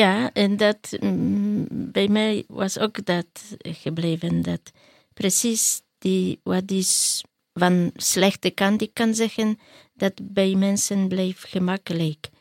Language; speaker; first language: Dutch; non-native, learner; Polish